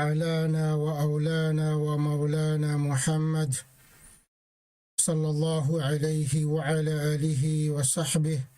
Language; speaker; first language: Arabic; non-native, fluent; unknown